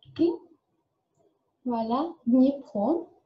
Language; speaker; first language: French; non-native, learner; Ukrainian